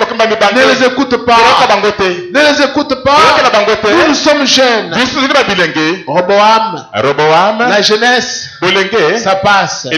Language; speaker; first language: French; non-native, local second language; Lingala